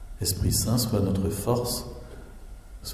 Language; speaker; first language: French; native; French